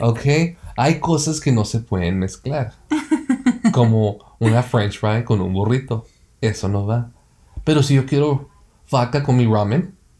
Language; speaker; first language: Spanish; early bilingual, heritage; Spanish